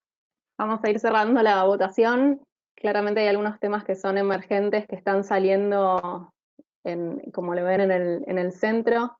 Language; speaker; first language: Spanish; native; Spanish